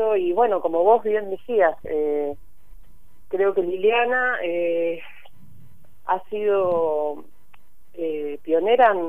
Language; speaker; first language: Spanish; native; Spanish